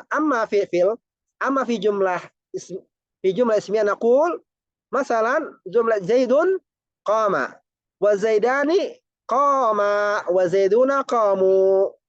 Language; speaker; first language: Arabic; non-native, fluent; Indonesian